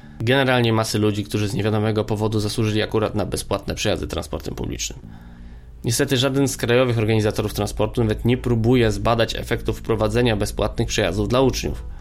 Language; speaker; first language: Polish; native; Polish